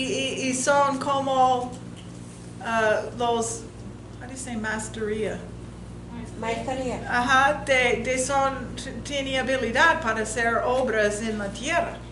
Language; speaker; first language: Spanish; non-native, learner; English